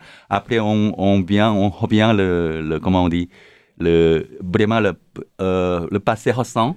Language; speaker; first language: French; non-native, learner; Korean